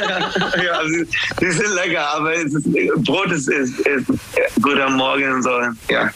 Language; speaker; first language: German; non-native, learner; English